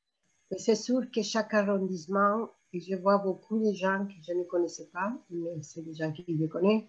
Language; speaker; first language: French; non-native, fluent; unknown